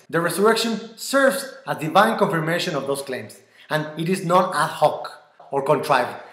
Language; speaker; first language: English; non-native, fluent; Spanish